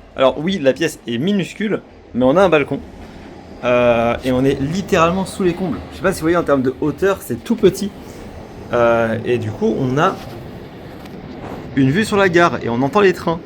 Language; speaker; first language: French; native; French